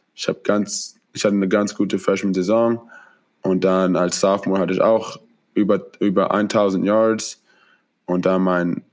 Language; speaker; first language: German; non-native, fluent; English